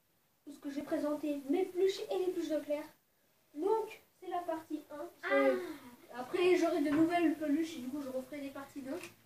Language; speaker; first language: French; native; French